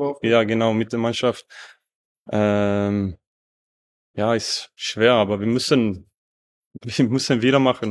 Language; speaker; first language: German; non-native, learner; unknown